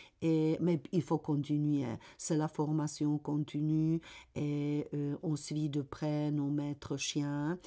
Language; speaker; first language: French; non-native, fluent; Czech